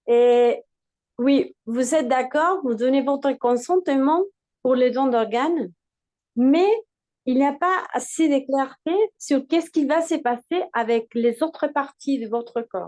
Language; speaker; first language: French; non-native, fluent; Spanish